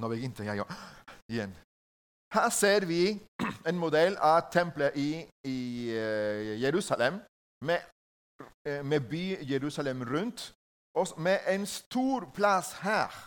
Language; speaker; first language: Norwegian; non-native, learner; Spanish